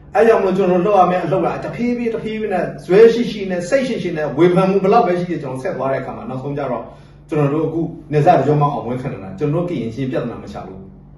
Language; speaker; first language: Burmese; non-native, local second language; S'gaw Karen